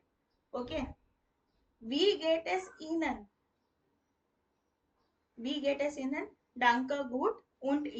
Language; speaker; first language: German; non-native, fluent; Hindi